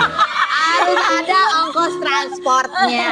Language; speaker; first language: Indonesian; native; Indonesian